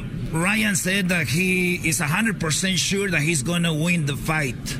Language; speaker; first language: English; non-native, fluent; Spanish